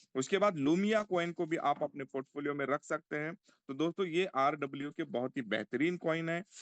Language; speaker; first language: Hindi; non-native, local second language; Marathi